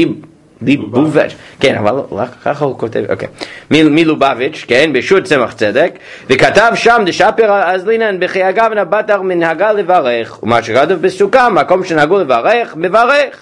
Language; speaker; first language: Hebrew; non-native, fluent; English